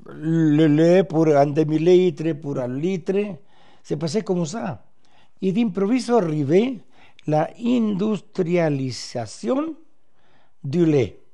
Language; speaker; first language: French; non-native, fluent; Spanish